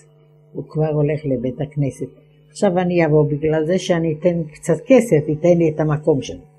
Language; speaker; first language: Hebrew; non-native, fluent; Ladino